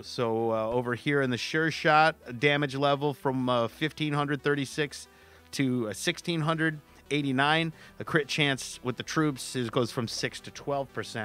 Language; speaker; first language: English; native; English